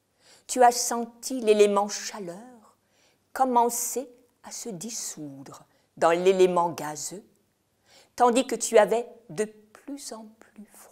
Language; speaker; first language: French; native; French